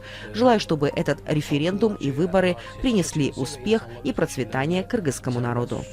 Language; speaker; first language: Russian; native; Russian